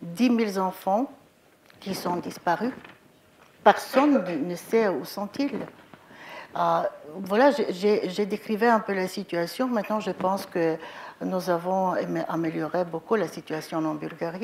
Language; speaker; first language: French; non-native, fluent; Bulgarian